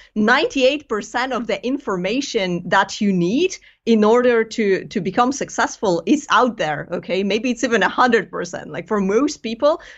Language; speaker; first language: English; non-native, fluent; Greek